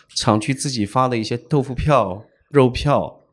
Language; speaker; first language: Chinese; non-native, local second language; Min Nan Chinese